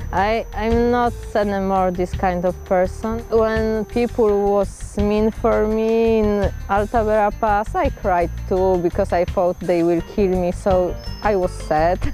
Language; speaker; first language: English; non-native, learner; Polish